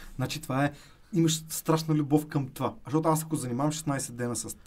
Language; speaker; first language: Bulgarian; native; Bulgarian